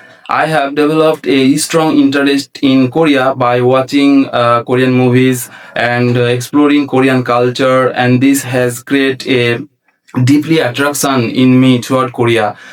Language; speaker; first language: English; non-native, learner; Bangla